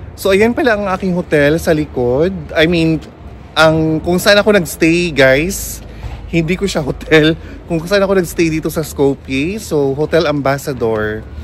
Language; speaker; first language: Filipino; native; Filipino